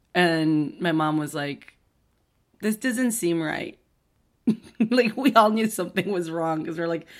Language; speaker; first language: English; early bilingual, other home language; Spanish